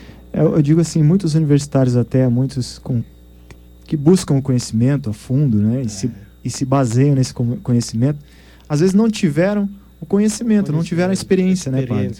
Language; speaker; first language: Portuguese; native; Portuguese